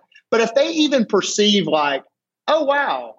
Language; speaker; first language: English; native; English